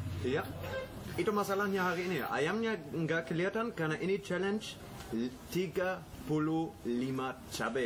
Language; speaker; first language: Indonesian; non-native, fluent; German